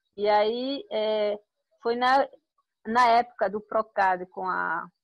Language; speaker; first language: Portuguese; non-native, fluent; French